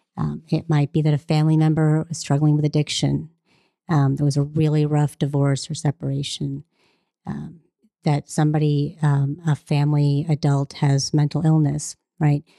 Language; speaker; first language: English; early bilingual, other home language; Hindi